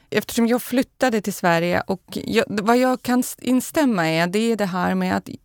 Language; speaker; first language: Swedish; non-native, fluent; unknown